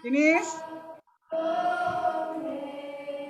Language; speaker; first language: English; non-native, learner; Indonesian